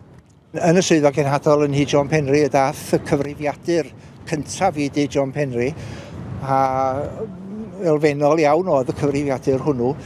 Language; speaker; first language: Welsh; native; Welsh